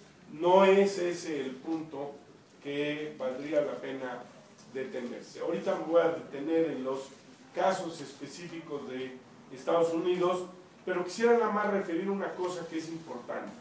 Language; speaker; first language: Spanish; native; Spanish